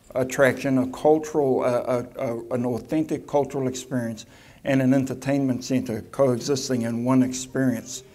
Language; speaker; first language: English; native; English